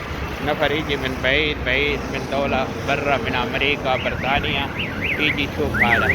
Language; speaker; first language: Arabic; non-native, learner; Urdu